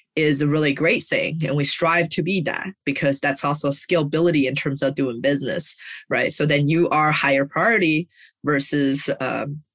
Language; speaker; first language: English; early bilingual, other home language; Chinese